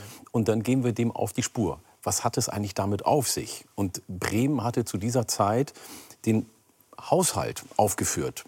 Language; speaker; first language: German; early bilingual, other home language; Oromo